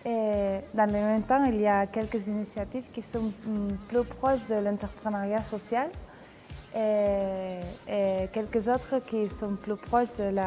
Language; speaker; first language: French; non-native, fluent; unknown